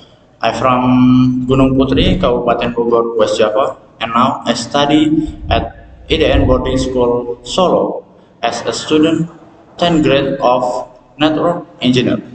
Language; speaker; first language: English; non-native, learner; Indonesian